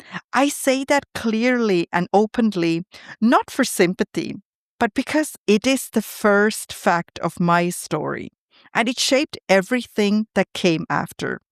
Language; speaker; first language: English; non-native, fluent; Tamil